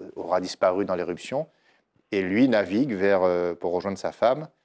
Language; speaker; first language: French; native; French